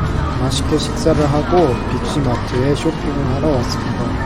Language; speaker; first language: Korean; native; Korean